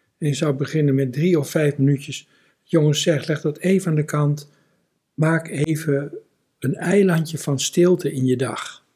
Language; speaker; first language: Dutch; native; Dutch